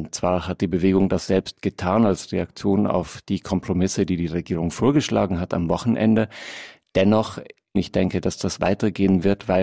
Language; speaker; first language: German; native; German